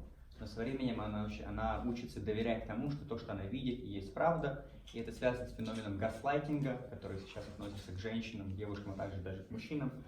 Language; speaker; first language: Russian; native; Russian